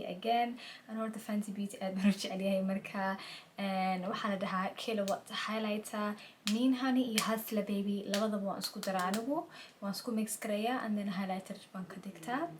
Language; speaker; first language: Somali; early bilingual, heritage; Somali